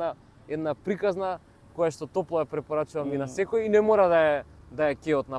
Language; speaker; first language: Macedonian; native; Macedonian